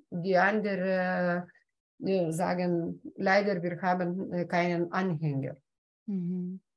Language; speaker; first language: German; non-native, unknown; Lithuanian